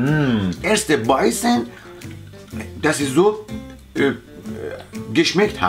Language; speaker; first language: German; non-native, learner; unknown